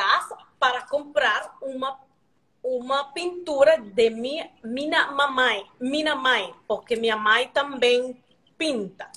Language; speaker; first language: Portuguese; non-native, learner; Spanish